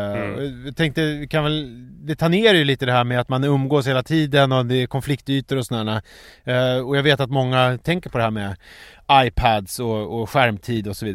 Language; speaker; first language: Swedish; native; Swedish